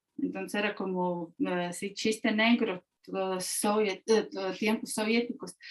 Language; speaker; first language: Spanish; non-native, fluent; Latvian